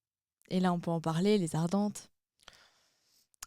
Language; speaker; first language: French; native; French